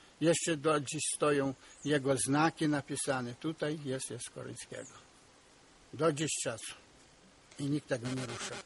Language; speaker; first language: Polish; early bilingual, heritage; Polish